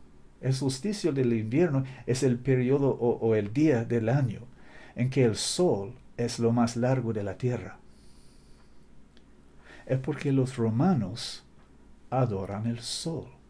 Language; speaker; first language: Spanish; non-native, fluent; English